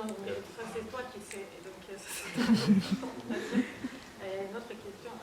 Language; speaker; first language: French; non-native, fluent; Russian